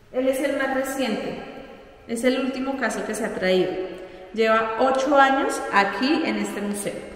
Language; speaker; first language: Spanish; native; Spanish